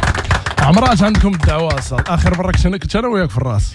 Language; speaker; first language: Arabic; native; Arabic